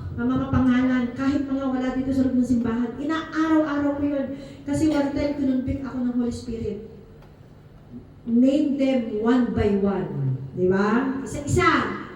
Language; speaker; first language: Filipino; native; Filipino